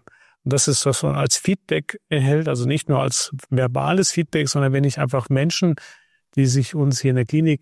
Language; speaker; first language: German; native; German